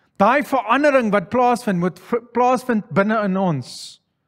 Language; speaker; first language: Afrikaans; non-native, fluent; English